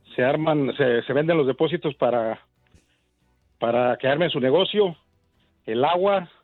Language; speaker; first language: Spanish; native; Spanish